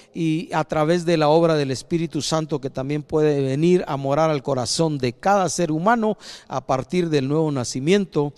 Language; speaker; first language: Spanish; native; Spanish